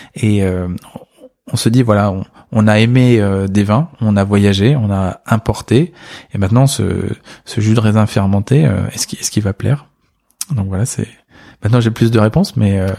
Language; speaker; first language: French; native; French